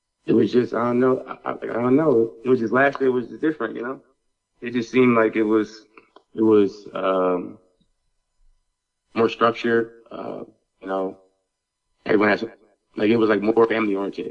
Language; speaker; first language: English; native; English